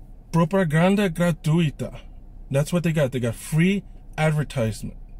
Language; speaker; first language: English; native; English